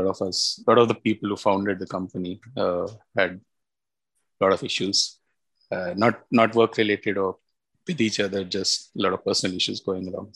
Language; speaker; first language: English; non-native, local second language; Marathi